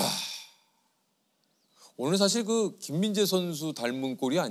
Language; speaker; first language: Korean; native; Korean